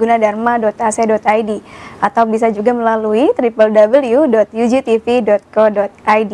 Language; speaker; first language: Indonesian; native; Indonesian